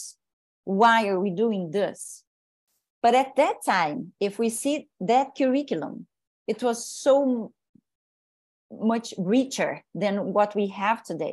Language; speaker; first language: English; non-native, fluent; Portuguese